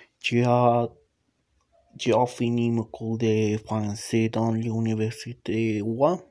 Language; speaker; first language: French; non-native, learner; Portuguese